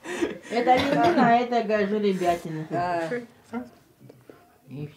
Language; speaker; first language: Russian; non-native, local second language; Yakut